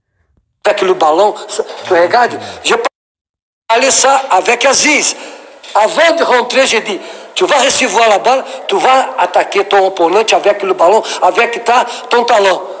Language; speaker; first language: French; non-native, learner; Portuguese